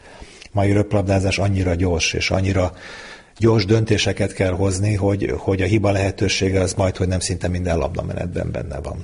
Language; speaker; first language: Hungarian; native; Hungarian